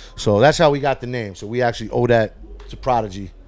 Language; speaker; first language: English; native; English